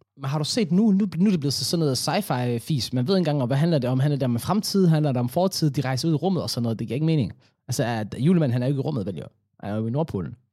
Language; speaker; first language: Danish; early bilingual, other home language; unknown